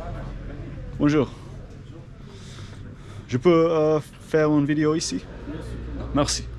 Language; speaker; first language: French; non-native, learner; English